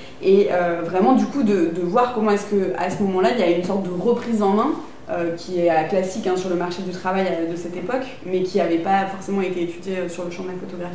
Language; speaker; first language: French; native; French